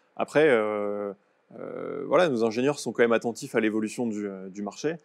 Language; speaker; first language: French; native; French